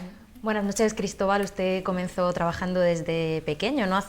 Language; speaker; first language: Spanish; native; Spanish